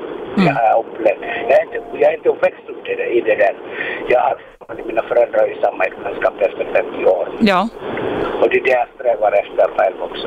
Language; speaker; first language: Swedish; non-native, fluent; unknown